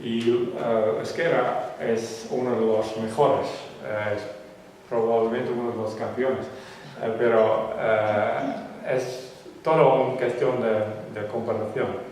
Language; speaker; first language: Spanish; non-native, fluent; Western Frisian